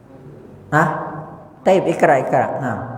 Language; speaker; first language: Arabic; non-native, fluent; Indonesian